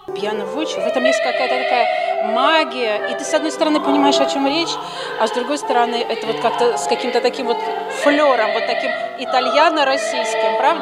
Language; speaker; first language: Russian; native; Russian